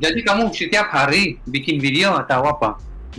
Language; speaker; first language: Indonesian; non-native, fluent; Hebrew